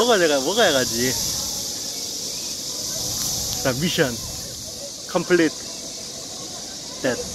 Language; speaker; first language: Korean; non-native, learner; Indonesian